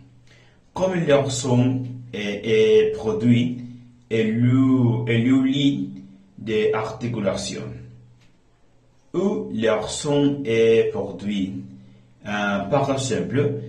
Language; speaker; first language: French; non-native, learner; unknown